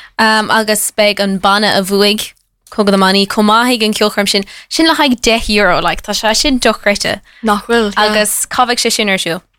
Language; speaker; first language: Irish; native; Irish